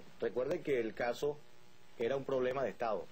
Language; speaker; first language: Spanish; native; Spanish